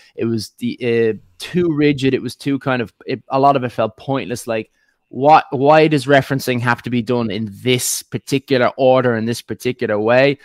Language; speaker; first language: English; native; English